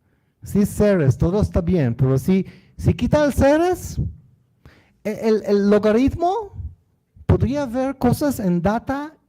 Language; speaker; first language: Spanish; non-native, learner; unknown